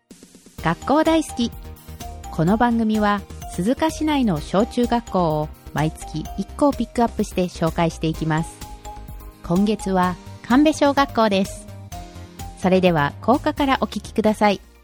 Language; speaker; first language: Japanese; native; Japanese